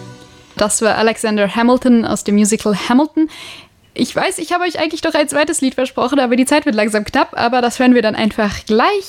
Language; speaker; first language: German; native; German